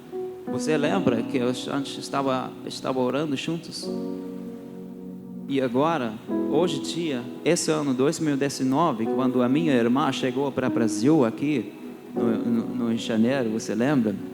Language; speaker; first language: Portuguese; early bilingual, heritage; Portuguese